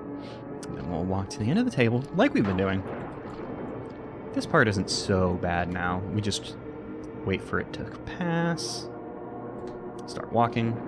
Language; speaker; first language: English; native; English